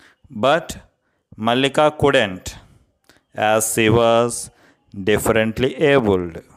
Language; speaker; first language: English; non-native, local second language; Telugu